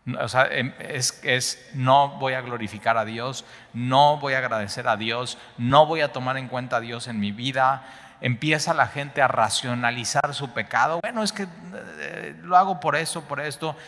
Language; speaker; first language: Spanish; native; Spanish